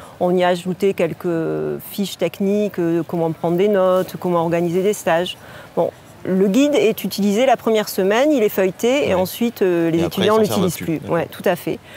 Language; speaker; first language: French; native; French